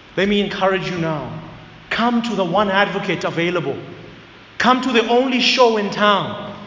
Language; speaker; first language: English; non-native, local second language; Zulu